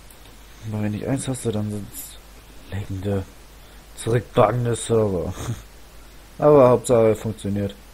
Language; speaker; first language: German; native; German